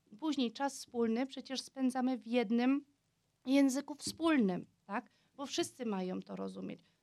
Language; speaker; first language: Polish; early bilingual, heritage; Polish